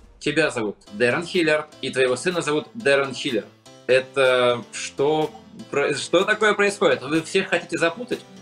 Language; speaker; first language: Russian; native; Russian